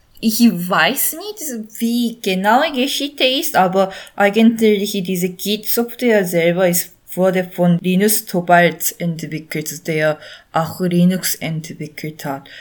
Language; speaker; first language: German; non-native, learner; Korean